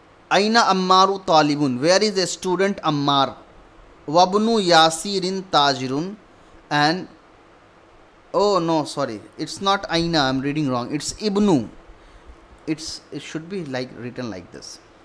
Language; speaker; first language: English; non-native, local second language; Urdu